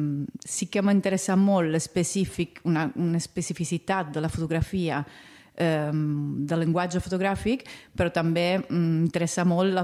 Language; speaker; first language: Catalan; non-native, fluent; Italian